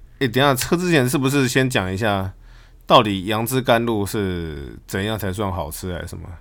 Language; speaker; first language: Chinese; native; Chinese